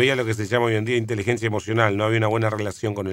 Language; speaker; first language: Spanish; native; Spanish